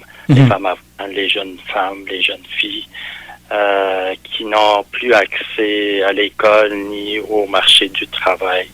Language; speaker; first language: French; non-native, fluent; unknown